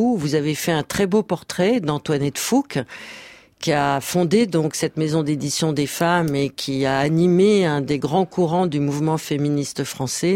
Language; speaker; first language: French; native; French